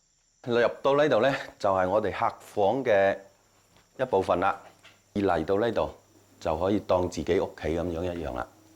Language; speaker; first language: Chinese; native; Chinese